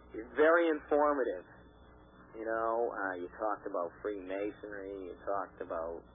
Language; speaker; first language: English; native; English